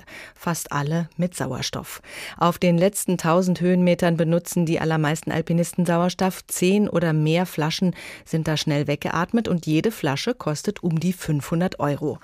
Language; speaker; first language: German; native; German